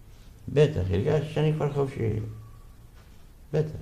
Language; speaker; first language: Hebrew; non-native, fluent; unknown